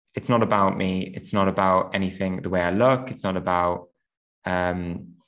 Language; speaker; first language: English; native; English